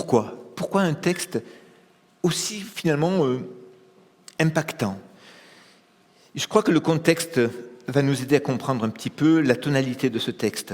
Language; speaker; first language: French; native; French